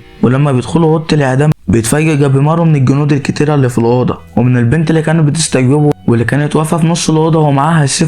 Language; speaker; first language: Arabic; native; Arabic